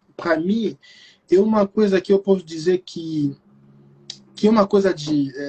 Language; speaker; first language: Portuguese; non-native, fluent; Lingala